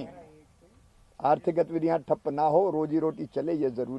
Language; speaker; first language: Hindi; native; Hindi